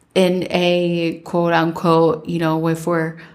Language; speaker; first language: English; early bilingual, other home language; Spanish